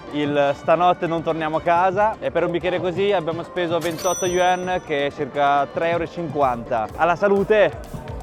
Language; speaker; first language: Italian; early bilingual, other home language; Chinese